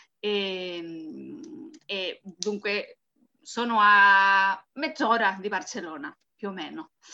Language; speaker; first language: Italian; non-native, learner; Spanish